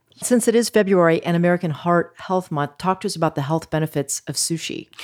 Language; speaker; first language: English; early bilingual, other home language; Greek